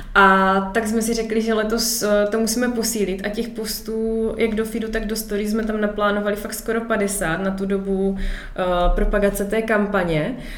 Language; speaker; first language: Czech; native; Czech